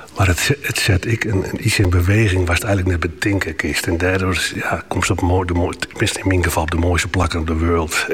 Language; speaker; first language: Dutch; non-native, local second language; Western Frisian